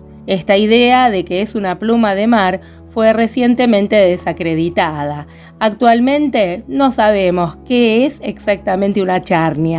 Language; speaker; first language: Spanish; native; Spanish